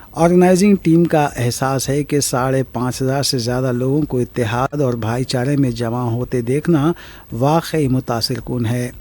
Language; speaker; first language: Urdu; native; Urdu